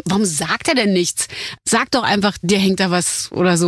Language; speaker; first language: German; native; German